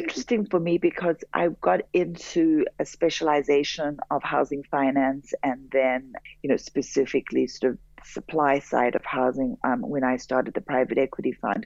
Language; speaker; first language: English; native; English